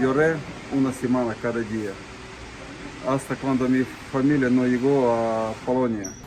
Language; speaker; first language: Spanish; non-native, learner; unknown